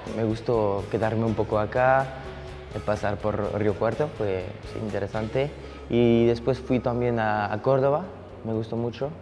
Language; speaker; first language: Spanish; non-native, fluent; French